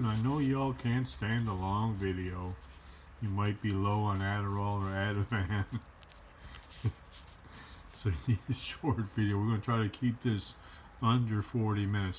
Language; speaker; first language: English; native; English